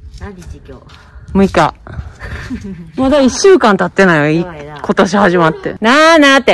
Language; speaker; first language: Japanese; native; Japanese